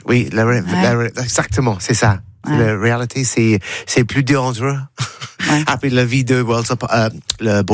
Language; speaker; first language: French; non-native, learner; English